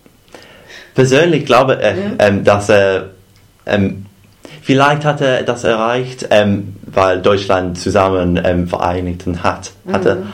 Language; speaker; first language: German; non-native, fluent; English